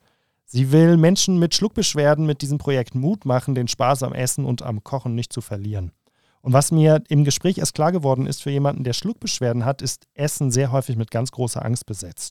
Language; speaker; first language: German; native; German